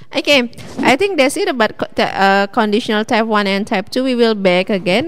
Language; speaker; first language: English; non-native, fluent; Indonesian